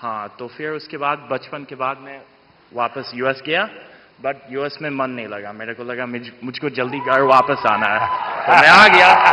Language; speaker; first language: Hindi; early bilingual, other home language; English